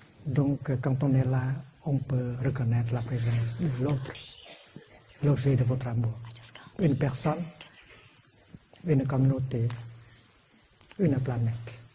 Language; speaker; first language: French; non-native, fluent; Vietnamese